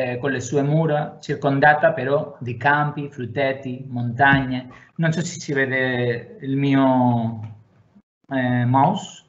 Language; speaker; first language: Italian; non-native, fluent; Catalan